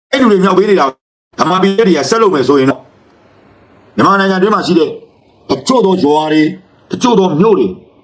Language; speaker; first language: Burmese; native; Burmese